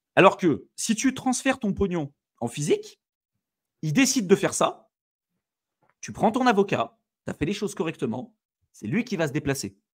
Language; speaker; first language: French; native; French